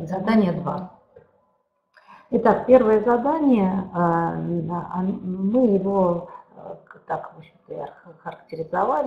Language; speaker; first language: Russian; native; Russian